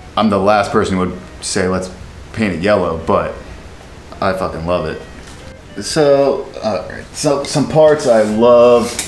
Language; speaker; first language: English; native; English